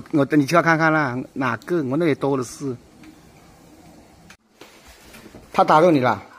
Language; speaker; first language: Chinese; native; Chinese